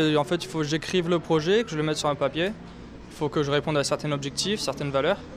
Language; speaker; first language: French; native; French